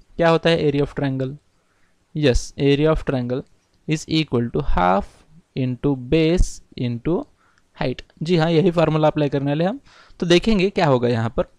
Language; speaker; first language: Hindi; non-native, local second language; Marathi